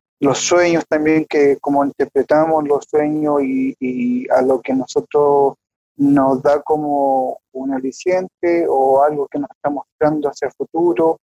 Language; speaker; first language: Spanish; native; Spanish